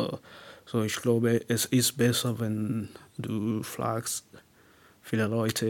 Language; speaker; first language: German; non-native, learner; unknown